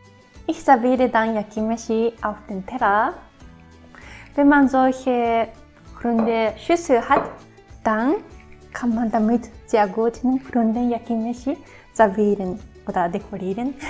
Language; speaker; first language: German; non-native, learner; Japanese